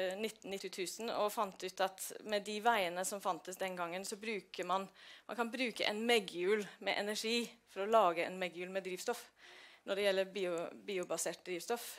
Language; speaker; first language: Norwegian; non-native, fluent; English